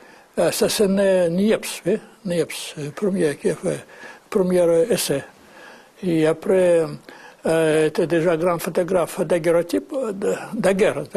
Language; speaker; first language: French; non-native, fluent; Russian